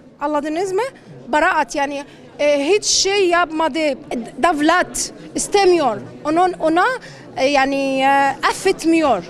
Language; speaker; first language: Turkish; non-native, learner; Arabic